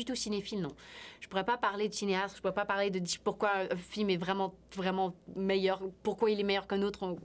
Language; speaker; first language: French; native; French